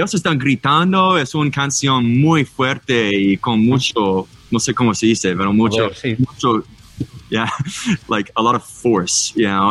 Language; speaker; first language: Spanish; non-native, learner; English